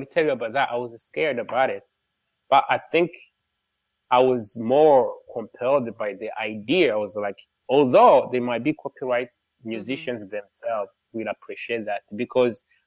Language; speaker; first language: English; non-native, local second language; Kinyarwanda